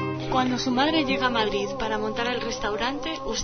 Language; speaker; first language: Spanish; native; Spanish